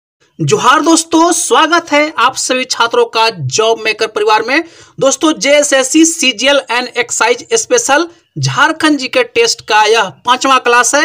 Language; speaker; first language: Hindi; native; Hindi